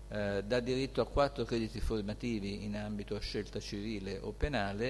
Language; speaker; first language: Italian; native; Italian